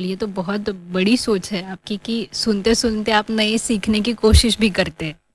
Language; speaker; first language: Hindi; non-native, local second language; Marathi